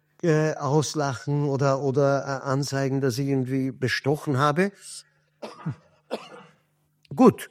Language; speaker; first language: German; non-native, fluent; Kurdish